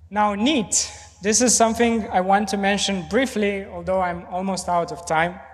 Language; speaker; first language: English; non-native, fluent; Romanian